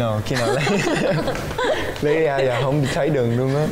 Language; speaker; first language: Vietnamese; early bilingual, heritage; English